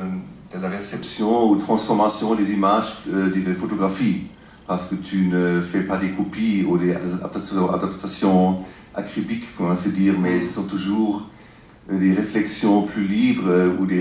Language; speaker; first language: French; non-native, fluent; German